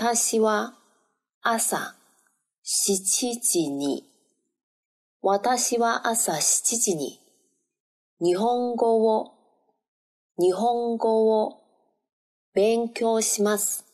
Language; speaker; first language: Japanese; non-native, learner; Chinese